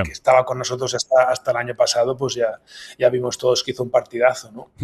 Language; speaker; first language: Spanish; native; Spanish